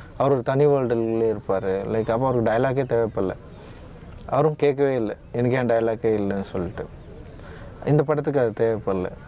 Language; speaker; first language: Tamil; native; Tamil